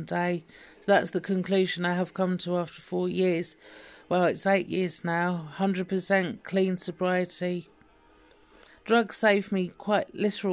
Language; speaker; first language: English; native; English